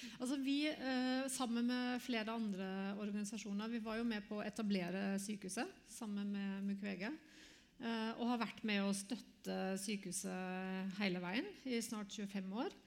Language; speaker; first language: Norwegian; native; Norwegian